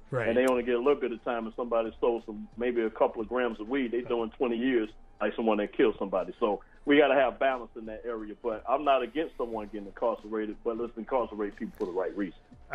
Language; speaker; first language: English; native; English